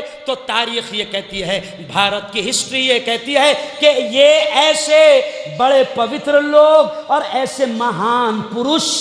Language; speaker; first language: Urdu; native; Urdu